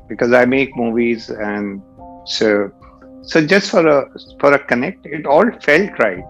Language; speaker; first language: English; non-native, local second language; Hindi